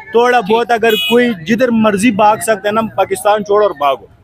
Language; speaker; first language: Urdu; native; Urdu